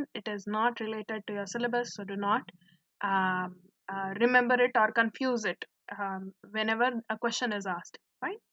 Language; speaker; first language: English; non-native, local second language; Hindi